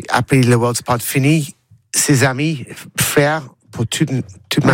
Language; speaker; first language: French; non-native, learner; English